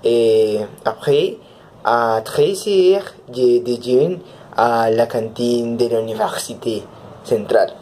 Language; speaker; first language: French; non-native, learner; Spanish